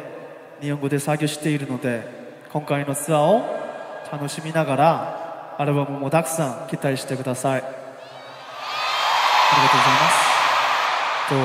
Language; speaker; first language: Japanese; non-native, fluent; Korean